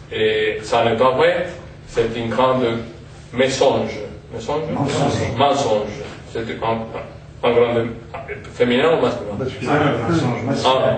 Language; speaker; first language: French; non-native, fluent; Spanish